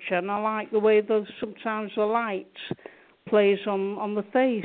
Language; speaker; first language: English; native; English